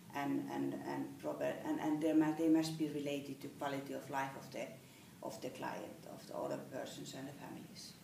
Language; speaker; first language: English; non-native, fluent; Finnish